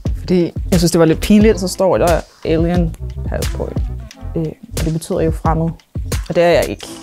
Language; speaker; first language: Danish; early bilingual, other home language; Arabic